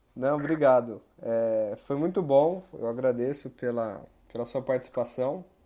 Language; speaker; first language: Portuguese; native; Portuguese